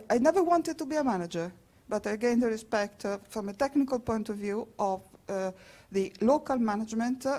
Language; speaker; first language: English; non-native, fluent; Italian